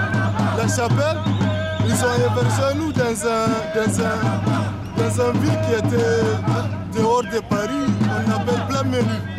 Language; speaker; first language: French; non-native, learner; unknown